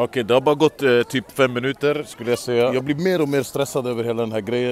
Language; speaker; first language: Swedish; native; Swedish